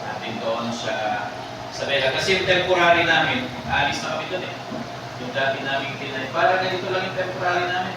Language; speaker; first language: Filipino; non-native, local second language; Bikol